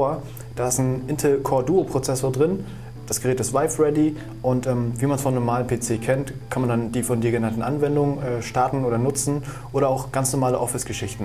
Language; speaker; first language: German; native; German